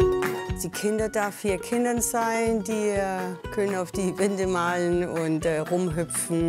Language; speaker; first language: German; non-native, fluent; Danish